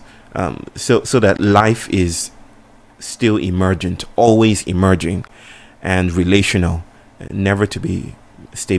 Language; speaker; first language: English; non-native, local second language; Yoruba